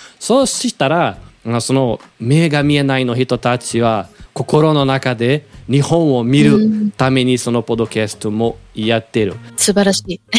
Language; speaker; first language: Japanese; non-native, learner; Portuguese